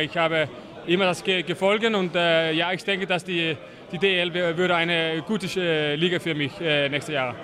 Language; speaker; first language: German; non-native, learner; Danish